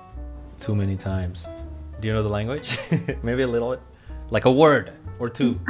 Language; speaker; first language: English; non-native, fluent; Indonesian